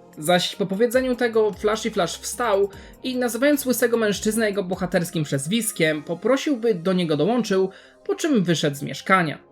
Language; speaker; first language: Polish; native; Polish